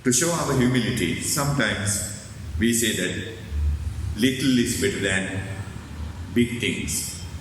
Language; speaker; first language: English; non-native, local second language; Sinhala